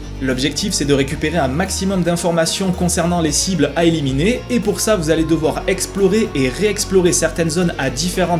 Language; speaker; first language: French; native; French